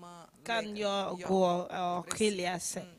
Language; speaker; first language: Swedish; non-native, learner; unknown